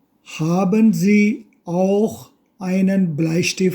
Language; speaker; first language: German; non-native, fluent; Urdu